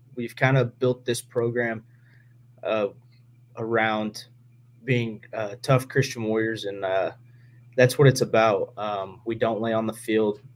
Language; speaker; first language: English; native; English